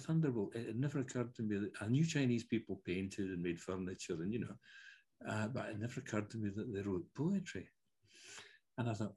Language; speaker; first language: English; early bilingual, other home language; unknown